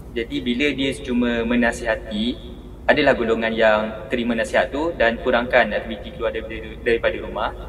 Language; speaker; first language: Malay; native; Malay